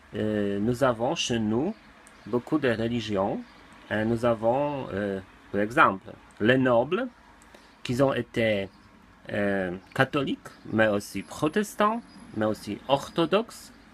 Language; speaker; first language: French; non-native, learner; Polish